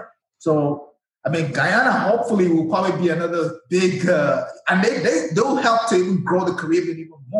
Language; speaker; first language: English; non-native, local second language; Yoruba